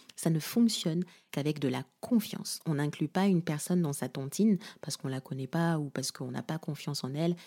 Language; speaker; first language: French; non-native, local second language; Lingala